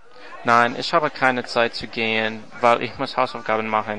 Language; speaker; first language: German; non-native, learner; English